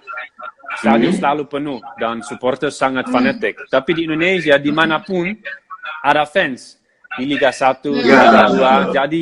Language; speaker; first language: Indonesian; non-native, fluent; Dutch